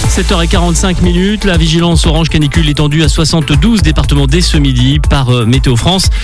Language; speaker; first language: French; native; French